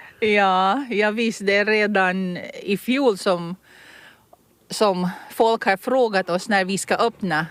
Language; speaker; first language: Swedish; non-native, fluent; Filipino